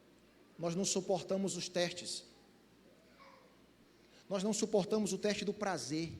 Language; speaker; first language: Portuguese; native; Portuguese